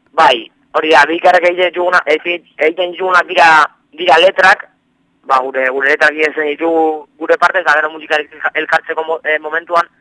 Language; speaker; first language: Basque; non-native, local second language; Spanish